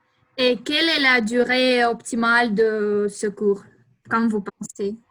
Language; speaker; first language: French; non-native, learner; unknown